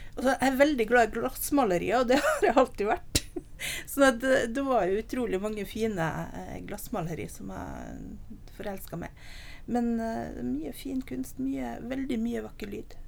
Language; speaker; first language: Norwegian; native; Norwegian